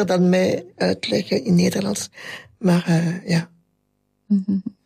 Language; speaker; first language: Dutch; non-native, local second language; French